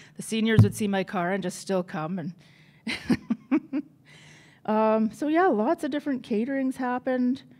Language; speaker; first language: English; native; English